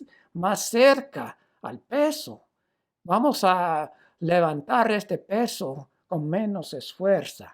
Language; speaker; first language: Spanish; non-native, fluent; English